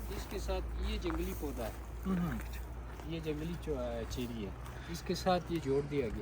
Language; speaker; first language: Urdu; non-native, local second language; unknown